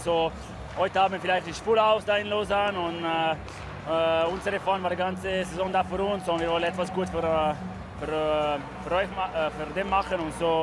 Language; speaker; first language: German; non-native, local second language; Italian